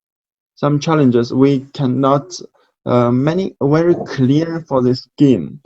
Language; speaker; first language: English; non-native, learner; Chinese